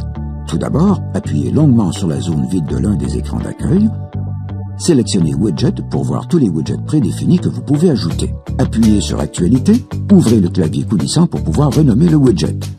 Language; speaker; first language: French; native; French